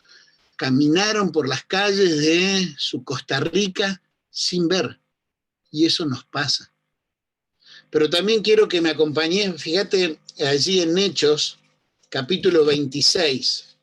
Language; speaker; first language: Spanish; native; Spanish